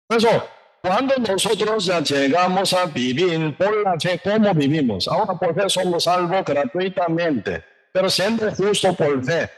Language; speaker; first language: Spanish; non-native, learner; Korean